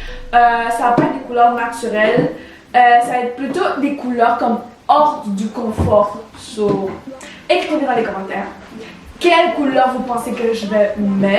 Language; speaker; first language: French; early bilingual, other home language; Spanish